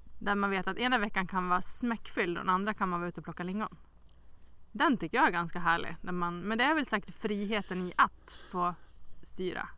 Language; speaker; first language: Swedish; native; Swedish